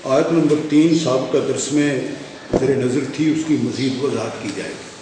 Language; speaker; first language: Urdu; non-native, local second language; Punjabi